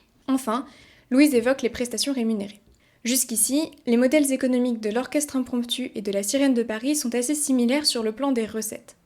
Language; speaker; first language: French; native; French